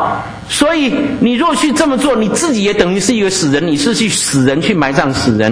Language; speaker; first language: Chinese; native; Chinese